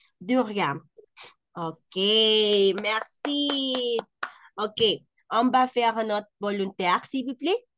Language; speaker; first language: French; non-native, fluent; Spanish